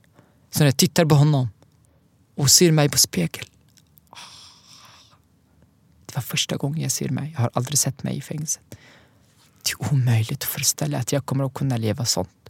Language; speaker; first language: Swedish; non-native, learner; Arabic